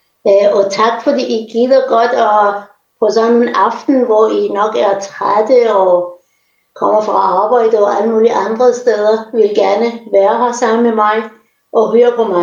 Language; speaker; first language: Danish; non-native, fluent; Persian